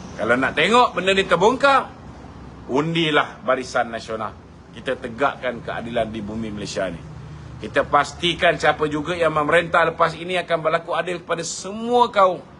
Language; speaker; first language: Malay; native; Malay